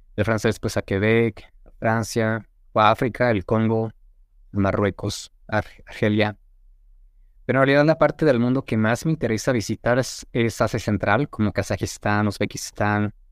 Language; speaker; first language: Spanish; native; Spanish